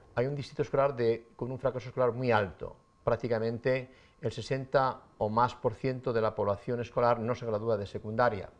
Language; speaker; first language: Spanish; native; Spanish